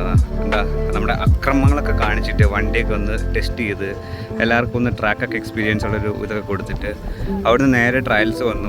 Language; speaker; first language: Malayalam; native; Malayalam